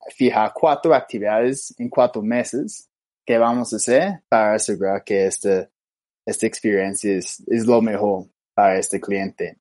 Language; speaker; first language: Spanish; non-native, fluent; English